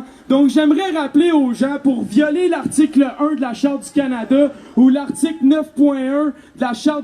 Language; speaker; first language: French; native; French